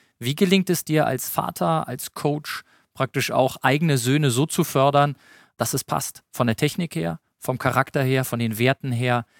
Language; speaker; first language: German; native; German